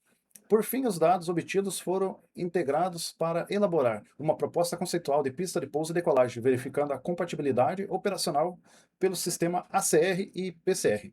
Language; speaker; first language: Portuguese; native; Portuguese